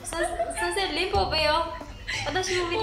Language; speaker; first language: Japanese; non-native, learner; Burmese